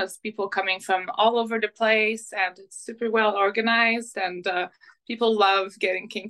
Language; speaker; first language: English; non-native, fluent; French